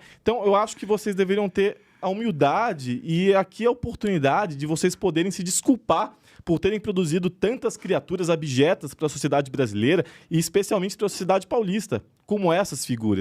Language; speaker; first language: Portuguese; native; Portuguese